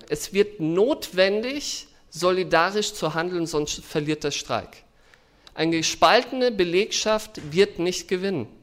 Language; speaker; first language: German; native; German